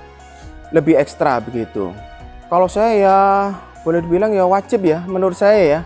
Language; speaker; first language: Indonesian; native; Indonesian